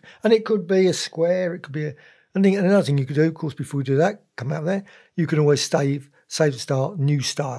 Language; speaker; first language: English; native; English